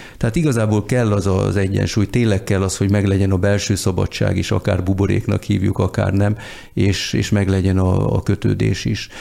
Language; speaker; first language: Hungarian; early bilingual, heritage; Hungarian